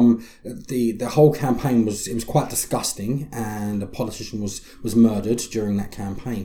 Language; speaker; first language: English; native; English